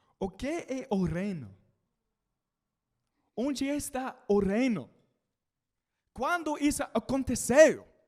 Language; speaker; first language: Portuguese; non-native, learner; English